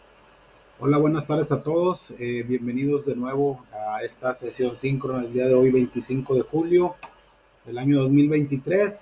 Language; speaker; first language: Spanish; native; Spanish